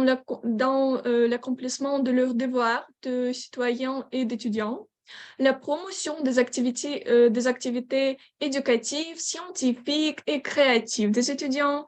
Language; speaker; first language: French; non-native, learner; Ukrainian